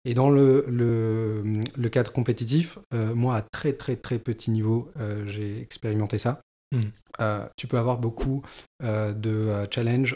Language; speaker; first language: French; native; French